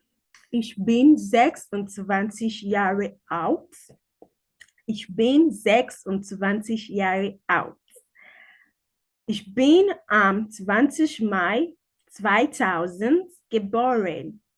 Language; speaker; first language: German; non-native, learner; Yoruba